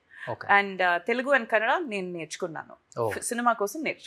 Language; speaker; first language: Telugu; non-native, fluent; Tamil